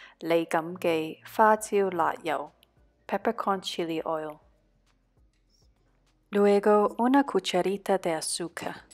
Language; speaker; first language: Spanish; non-native, fluent; Cantonese